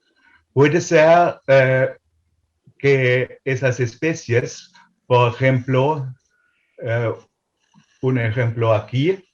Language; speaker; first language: Spanish; non-native, fluent; German